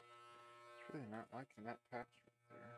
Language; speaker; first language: English; native; English